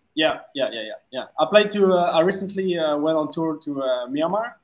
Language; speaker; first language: English; non-native, fluent; French